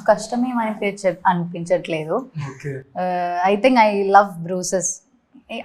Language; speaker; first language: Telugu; non-native, learner; Malayalam